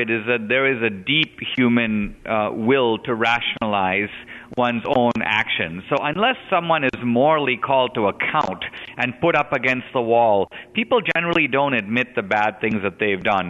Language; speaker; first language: English; non-native, local second language; Hindi